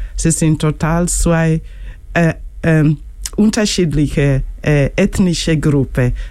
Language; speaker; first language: German; non-native, learner; Luo (Kenya and Tanzania)